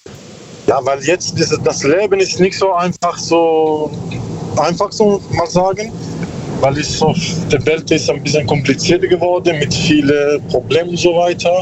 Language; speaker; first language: German; non-native, learner; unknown